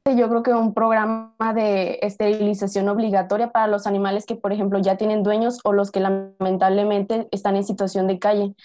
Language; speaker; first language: Spanish; native; Spanish